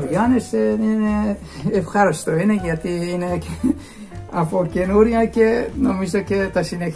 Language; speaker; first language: Greek; non-native, learner; Persian